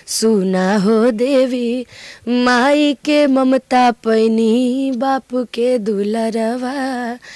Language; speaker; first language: Hindi; native; Hindi